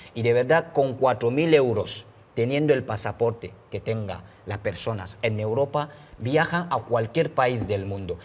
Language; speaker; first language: Spanish; non-native, fluent; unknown